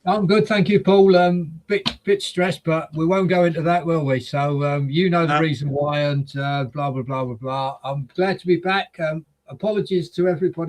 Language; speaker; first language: English; native; English